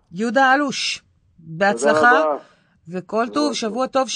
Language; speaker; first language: Hebrew; native; Hebrew